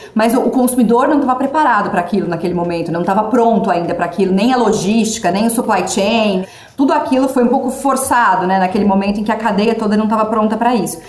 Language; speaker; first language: Portuguese; native; Portuguese